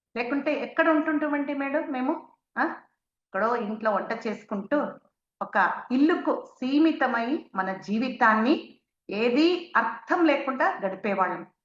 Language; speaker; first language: Telugu; native; Telugu